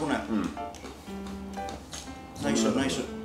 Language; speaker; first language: Japanese; non-native, learner; Indonesian